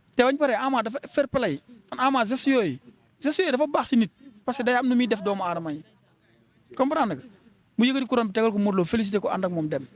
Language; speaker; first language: Wolof; native; Wolof